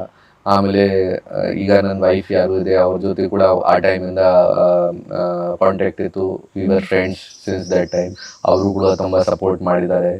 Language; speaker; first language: Kannada; non-native, local second language; Hindi